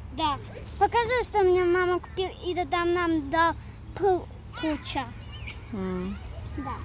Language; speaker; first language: Russian; early bilingual, other home language; Tajik